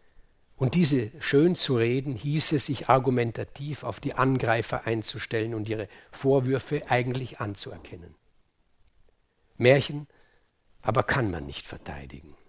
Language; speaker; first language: German; native; German